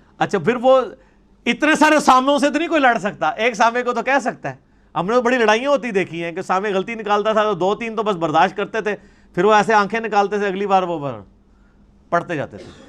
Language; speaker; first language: Urdu; non-native, local second language; Punjabi